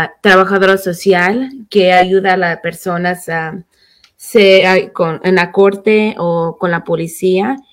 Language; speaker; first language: Spanish; early bilingual, heritage; Spanish